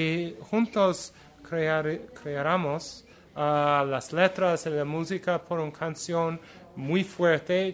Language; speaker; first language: Spanish; non-native, learner; English